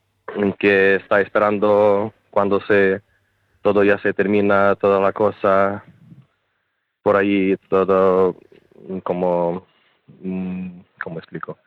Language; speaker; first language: Spanish; non-native, learner; Ukrainian